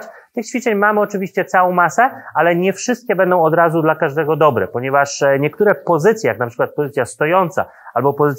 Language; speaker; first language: Polish; native; Polish